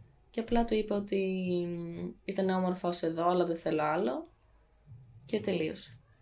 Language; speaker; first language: Greek; native; Greek